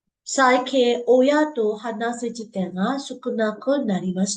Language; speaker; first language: Japanese; non-native, fluent; Burmese